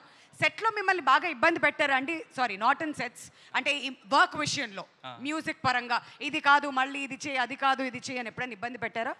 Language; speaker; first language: Telugu; native; Telugu